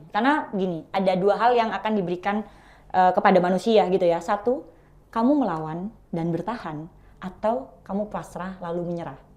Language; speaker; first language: Indonesian; non-native, local second language; Madurese